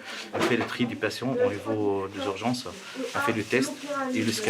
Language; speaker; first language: French; non-native, fluent; Arabic